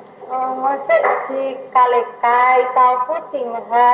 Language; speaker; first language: Chinese; non-native, learner; Indonesian